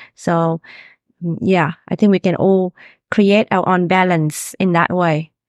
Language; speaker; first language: English; non-native, fluent; Vietnamese